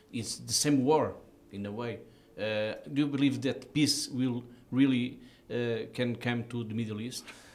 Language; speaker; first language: English; non-native, fluent; Portuguese